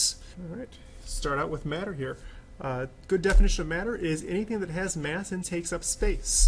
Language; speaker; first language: English; native; English